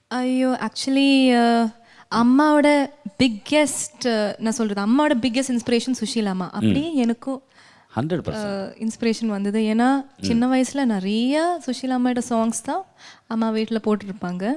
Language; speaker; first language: Tamil; non-native, local second language; Malayalam